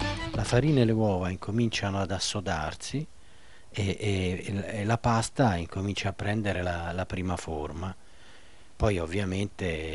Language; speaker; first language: Italian; native; Italian